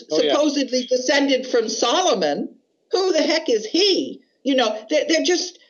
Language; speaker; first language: English; native; English